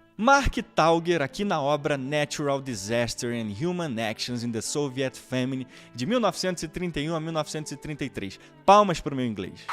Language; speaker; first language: Portuguese; native; Portuguese